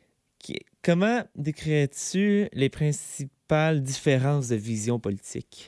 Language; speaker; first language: French; native; French